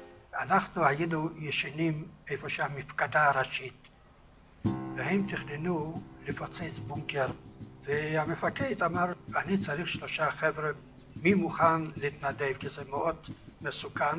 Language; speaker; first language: Hebrew; non-native, fluent; Yiddish